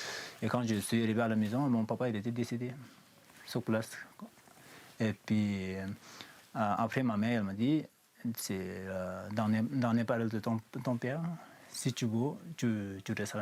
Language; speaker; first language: French; non-native, fluent; Sherpa